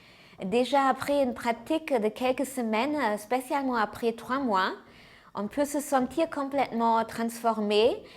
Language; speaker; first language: French; non-native, fluent; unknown